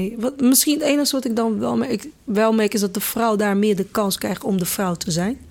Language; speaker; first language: Dutch; non-native, fluent; Kabuverdianu